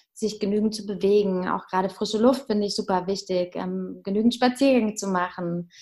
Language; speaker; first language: German; native; German